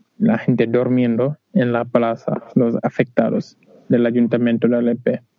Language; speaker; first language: Spanish; non-native, learner; Wolof